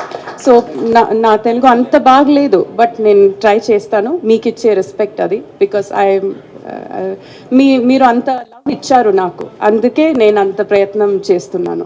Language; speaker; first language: Telugu; non-native, fluent; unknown